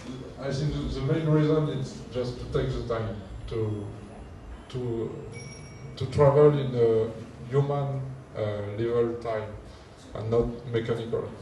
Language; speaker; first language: English; non-native, learner; French